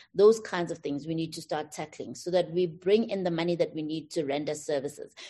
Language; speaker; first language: English; non-native, local second language; Tswana